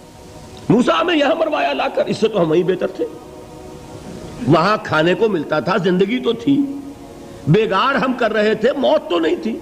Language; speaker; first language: Urdu; native; Urdu